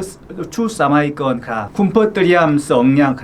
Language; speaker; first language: Thai; non-native, learner; Korean